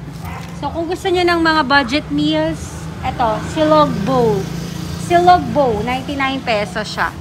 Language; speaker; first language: Filipino; native; Filipino